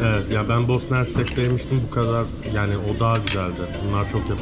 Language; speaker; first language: Turkish; native; Turkish